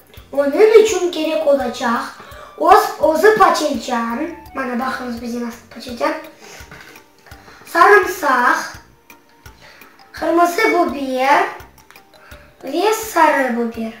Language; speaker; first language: Turkish; early bilingual, heritage; Crimean Tatar